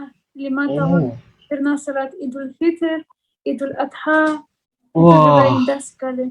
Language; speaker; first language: Indonesian; non-native, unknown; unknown